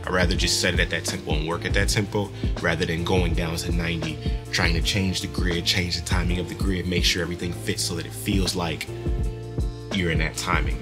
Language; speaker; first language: English; native; English